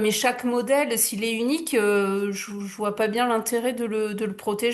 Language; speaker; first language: French; native; French